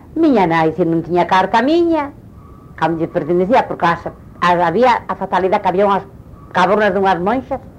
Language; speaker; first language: Spanish; non-native, local second language; Galician